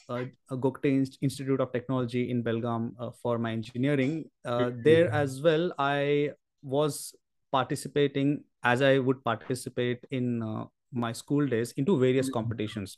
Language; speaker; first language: English; non-native, local second language; Marathi